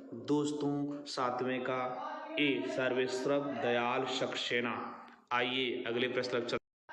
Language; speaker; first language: Hindi; native; Hindi